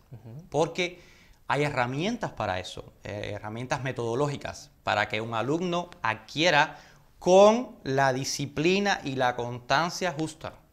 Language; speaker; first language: Spanish; native; Spanish